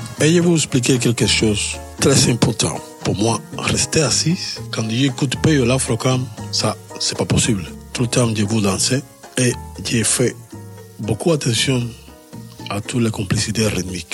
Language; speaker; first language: French; non-native, learner; Spanish